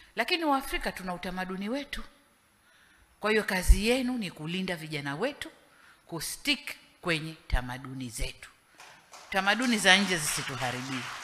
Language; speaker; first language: Swahili; native; Swahili